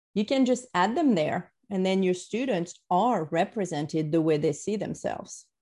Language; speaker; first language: English; non-native, fluent; French